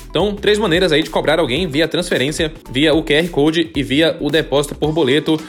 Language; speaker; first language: Portuguese; native; Portuguese